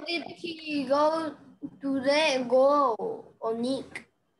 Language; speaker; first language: English; non-native, learner; Spanish